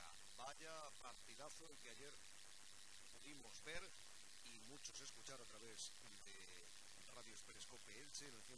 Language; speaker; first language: Spanish; native; Spanish